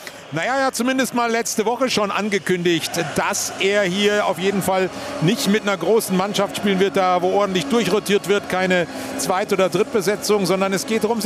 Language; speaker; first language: German; native; German